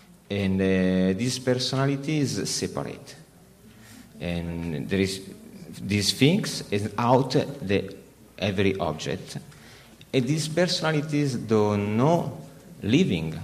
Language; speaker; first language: English; non-native, learner; Italian